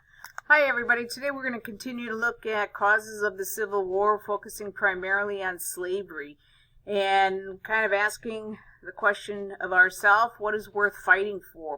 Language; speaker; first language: English; native; English